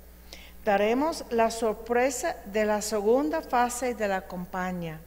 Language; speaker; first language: Spanish; non-native, fluent; English